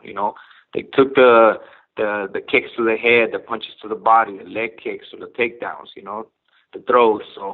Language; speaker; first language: English; non-native, fluent; Spanish